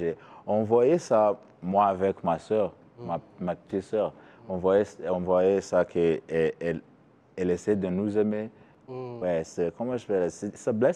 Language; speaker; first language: French; non-native, learner; Kinyarwanda